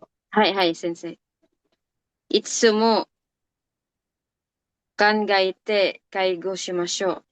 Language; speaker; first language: Japanese; non-native, learner; Filipino